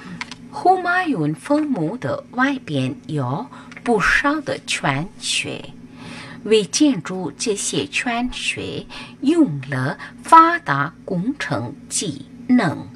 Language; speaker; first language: Chinese; non-native, fluent; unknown